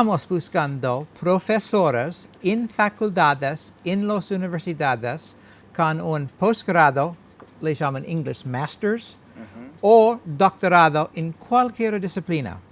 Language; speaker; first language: Spanish; non-native, learner; English